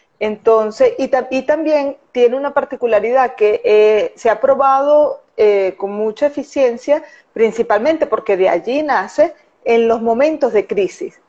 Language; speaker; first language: Spanish; native; Spanish